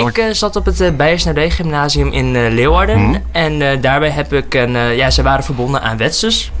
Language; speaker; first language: Dutch; early bilingual, other home language; Burmese